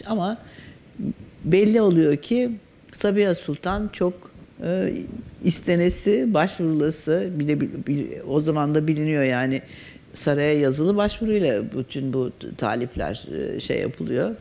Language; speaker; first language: Turkish; native; Turkish